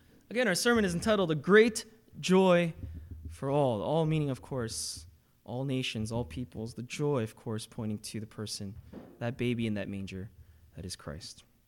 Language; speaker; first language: English; early bilingual, other home language; Korean